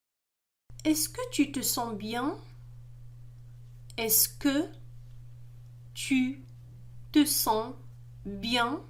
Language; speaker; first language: French; non-native, local second language; Arabic